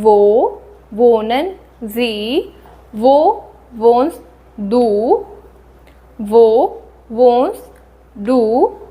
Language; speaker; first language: German; non-native, fluent; Hindi